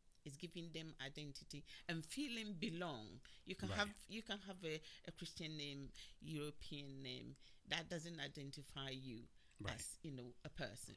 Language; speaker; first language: English; native; English